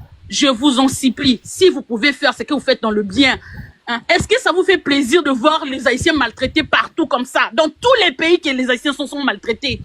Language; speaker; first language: French; non-native, local second language; Lingala